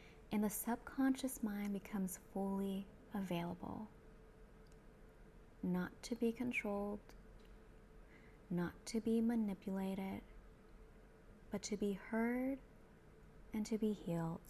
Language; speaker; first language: English; native; English